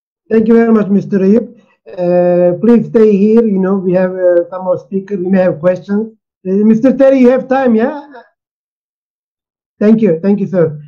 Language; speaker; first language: English; non-native, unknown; Turkish